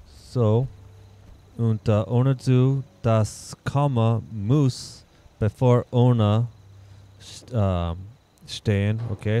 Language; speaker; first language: German; non-native, learner; English